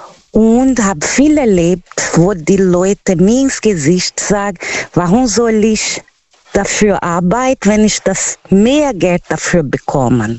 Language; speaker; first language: German; non-native, learner; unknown